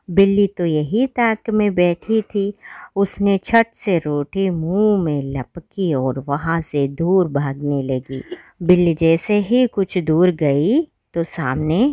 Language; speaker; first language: Hindi; non-native, local second language; Malayalam